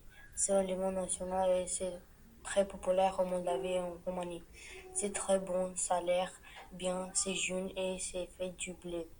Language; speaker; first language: French; non-native, learner; Romanian